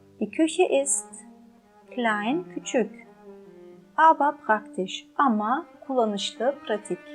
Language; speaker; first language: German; non-native, fluent; Turkish